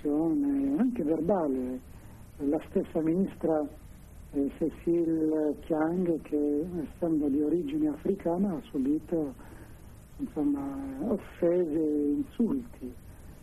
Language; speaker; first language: Italian; non-native, fluent; Arabic